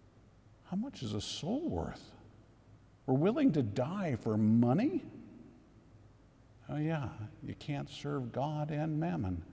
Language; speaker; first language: English; native; English